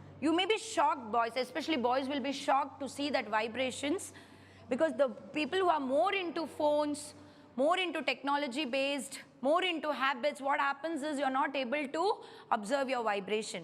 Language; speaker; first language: English; non-native, local second language; Kannada